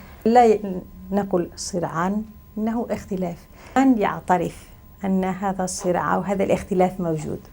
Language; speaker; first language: Arabic; non-native, fluent; Spanish